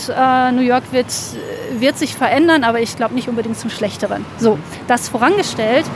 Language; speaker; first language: German; native; German